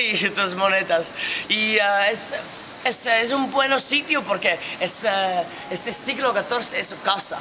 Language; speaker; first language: Spanish; non-native, learner; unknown